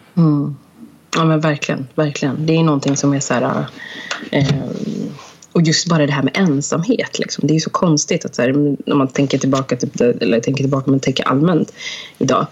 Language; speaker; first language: Swedish; early bilingual, other home language; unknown